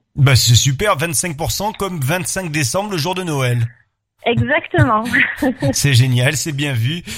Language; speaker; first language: French; native; French